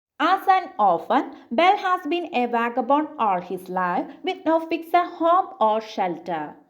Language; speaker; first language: English; non-native, local second language; Malayalam